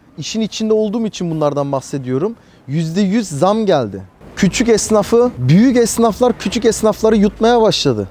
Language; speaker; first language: Turkish; early bilingual, heritage; Turkish